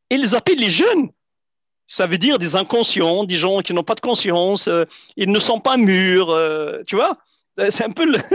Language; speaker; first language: French; non-native, local second language; Central Atlas Tamazight